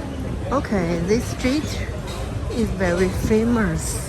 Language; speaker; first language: English; non-native, learner; Chinese